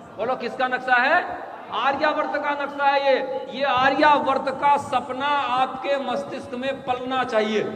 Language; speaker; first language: Hindi; native; Hindi